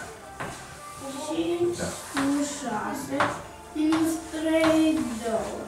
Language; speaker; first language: Romanian; early bilingual, heritage; Romanian